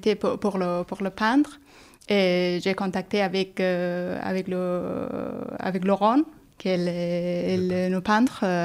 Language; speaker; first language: French; non-native, learner; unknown